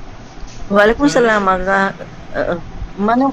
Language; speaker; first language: Persian; non-native, learner; Urdu